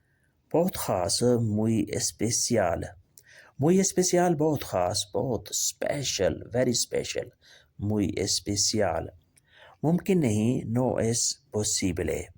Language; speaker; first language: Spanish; non-native, learner; Urdu